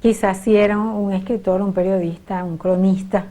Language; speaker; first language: Spanish; native; Spanish